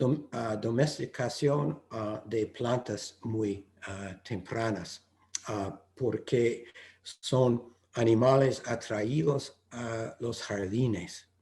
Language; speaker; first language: Spanish; non-native, fluent; English